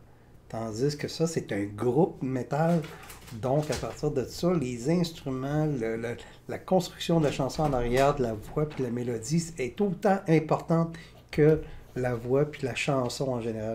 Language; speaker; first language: French; native; French